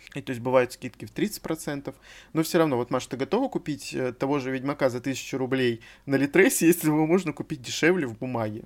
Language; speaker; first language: Russian; native; Russian